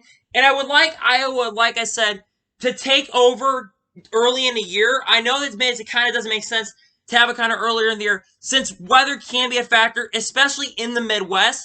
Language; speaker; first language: English; native; English